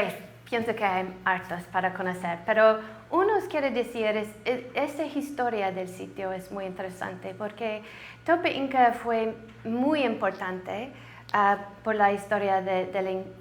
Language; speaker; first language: Spanish; non-native, learner; English